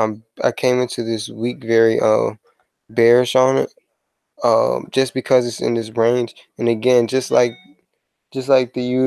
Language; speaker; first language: English; native; English